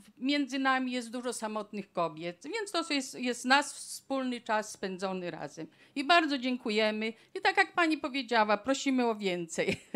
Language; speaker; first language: Polish; native; Polish